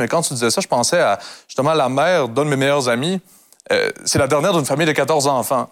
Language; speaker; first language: French; native; French